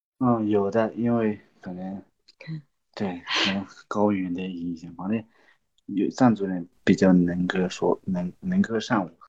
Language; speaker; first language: Chinese; non-native, local second language; Tibetan